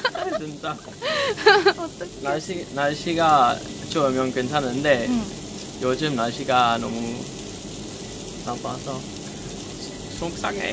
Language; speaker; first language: Korean; non-native, learner; Dutch